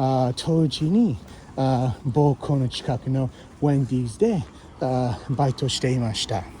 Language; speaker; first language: Japanese; non-native, fluent; English